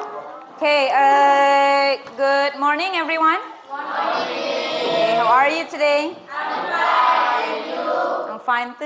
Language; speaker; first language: English; non-native, fluent; Indonesian